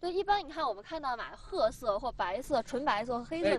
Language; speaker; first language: Chinese; native; Chinese